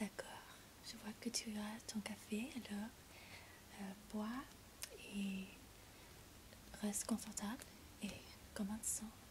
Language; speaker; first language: French; non-native, learner; English